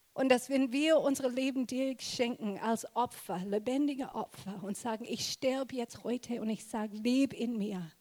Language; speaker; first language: German; non-native, fluent; English